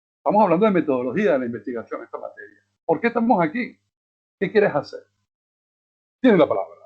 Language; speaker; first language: Spanish; native; Spanish